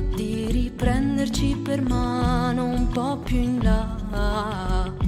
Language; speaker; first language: Italian; non-native, local second language; Venetian